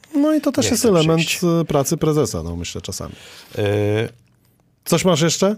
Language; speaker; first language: Polish; native; Polish